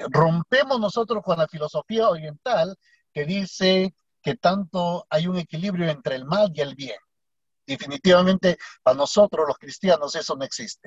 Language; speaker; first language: Spanish; native; Spanish